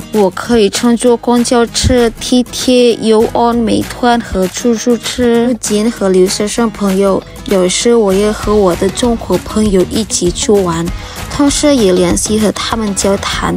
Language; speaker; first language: Chinese; non-native, learner; Indonesian